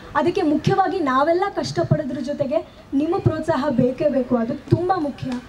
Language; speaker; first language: Kannada; native; Kannada